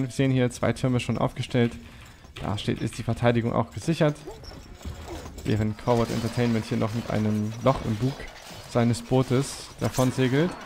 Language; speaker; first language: German; native; German